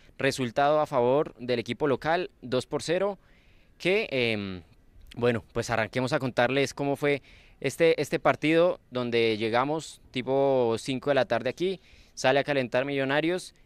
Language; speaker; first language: Spanish; native; Spanish